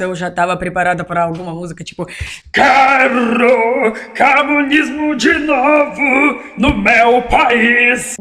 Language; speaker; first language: Portuguese; non-native, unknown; Russian